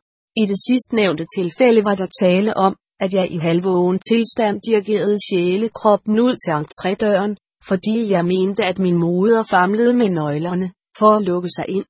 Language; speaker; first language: Danish; native; Danish